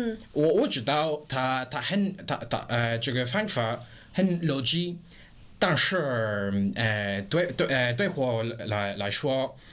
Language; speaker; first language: Chinese; non-native, learner; English